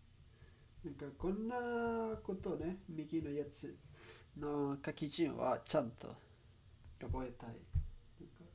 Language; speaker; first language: Japanese; non-native, learner; English